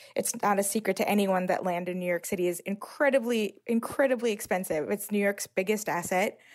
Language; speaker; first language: English; native; English